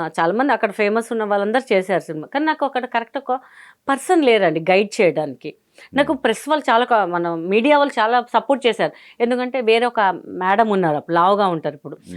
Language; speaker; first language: Telugu; non-native, local second language; Hindi